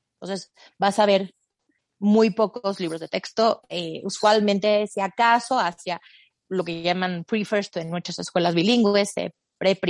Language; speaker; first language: Spanish; native; Spanish